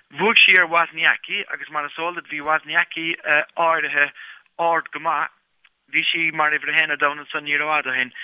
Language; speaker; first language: Irish; native; Irish